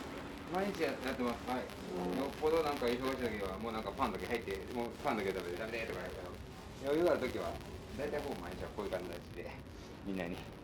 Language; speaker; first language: Japanese; native; Japanese